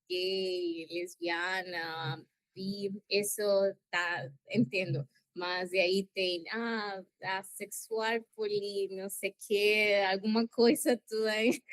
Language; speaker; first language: Portuguese; non-native, learner; Spanish